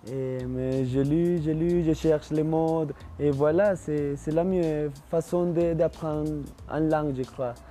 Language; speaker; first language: French; non-native, learner; Spanish